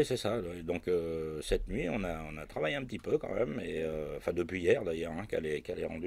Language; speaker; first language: French; native; French